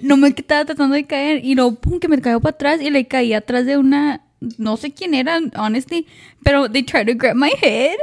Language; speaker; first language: Spanish; early bilingual, heritage; Spanish